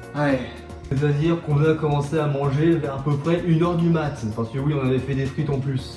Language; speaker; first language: French; native; French